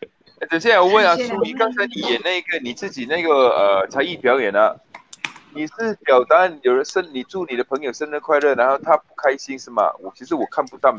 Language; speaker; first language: Chinese; native; Chinese